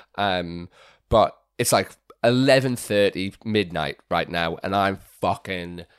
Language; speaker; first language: English; native; English